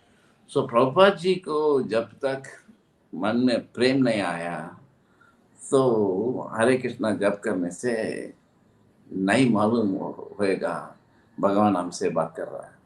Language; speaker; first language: Hindi; non-native, local second language; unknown